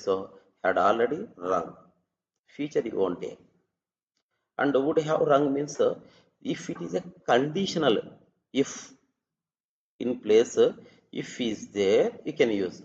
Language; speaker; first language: English; non-native, local second language; Telugu